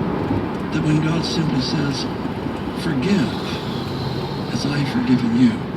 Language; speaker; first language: English; native; English